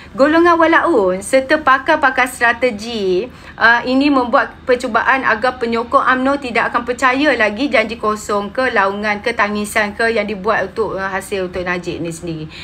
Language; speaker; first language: Malay; native; Malay